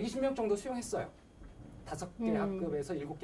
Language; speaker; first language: Korean; native; Korean